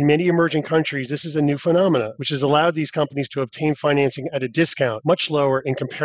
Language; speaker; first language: English; native; English